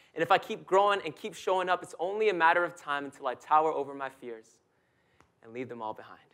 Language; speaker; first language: English; native; English